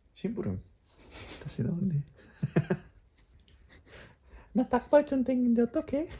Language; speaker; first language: Korean; non-native, fluent; German